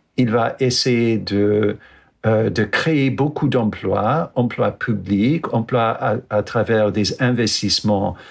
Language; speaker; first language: French; non-native, fluent; English